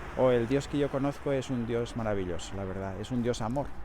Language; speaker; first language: Spanish; native; Spanish